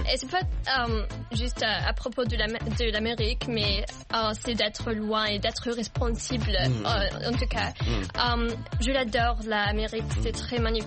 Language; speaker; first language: French; non-native, local second language; Arabic